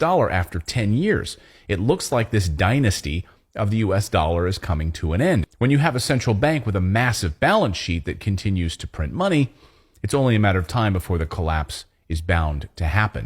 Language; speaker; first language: English; native; English